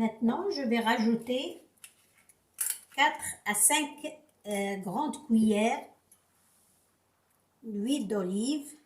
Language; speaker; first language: French; non-native, local second language; Arabic